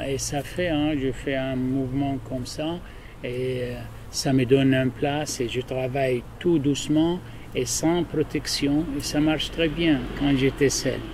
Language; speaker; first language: French; non-native, learner; Arabic